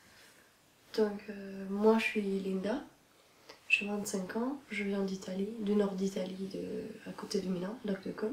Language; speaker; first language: French; non-native, fluent; Italian